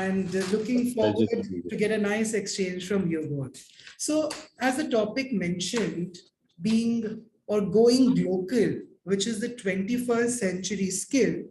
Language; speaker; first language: English; non-native, local second language; Hindi